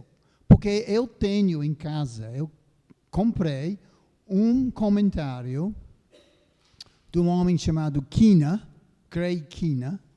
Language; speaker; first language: Portuguese; non-native, fluent; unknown